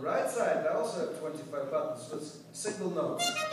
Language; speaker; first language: English; non-native, fluent; Russian